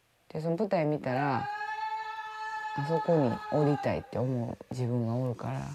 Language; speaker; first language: Japanese; native; Japanese